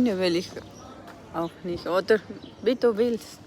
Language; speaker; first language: German; non-native, learner; Cebuano